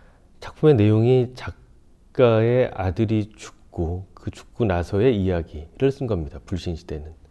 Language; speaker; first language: Korean; native; Korean